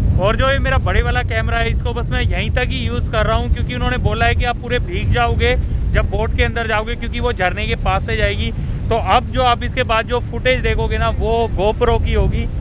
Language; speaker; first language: Hindi; native; Hindi